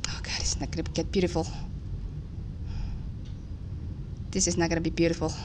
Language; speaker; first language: English; non-native, fluent; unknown